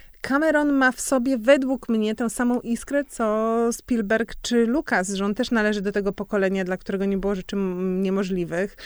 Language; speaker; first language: Polish; native; Polish